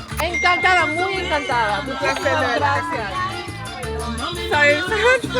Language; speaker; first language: Spanish; non-native, learner; English